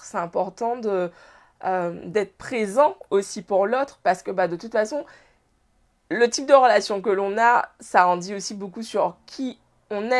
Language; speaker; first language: French; native; French